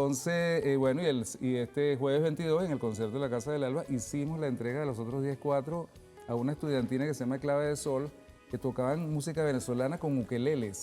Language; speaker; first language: Spanish; native; Spanish